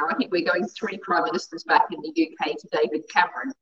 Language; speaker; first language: English; native; English